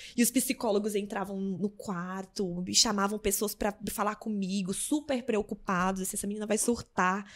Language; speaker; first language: Portuguese; native; Portuguese